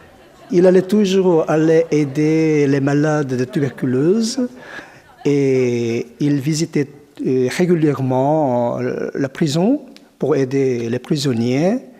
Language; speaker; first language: French; non-native, fluent; Korean